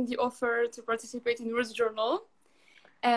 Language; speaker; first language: English; non-native, fluent; Arabic